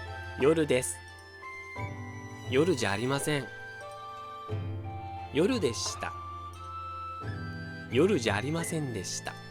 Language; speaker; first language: Japanese; non-native, fluent; Portuguese